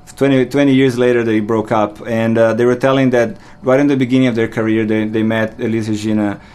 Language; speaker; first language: English; non-native, fluent; Portuguese